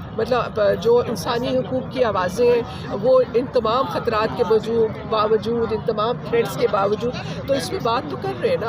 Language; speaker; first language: Urdu; non-native, local second language; Punjabi